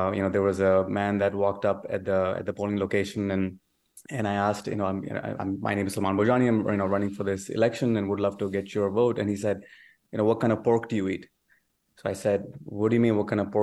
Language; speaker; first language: English; non-native, local second language; Urdu